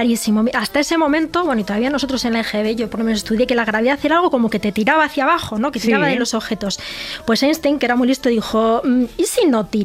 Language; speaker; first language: Spanish; native; Spanish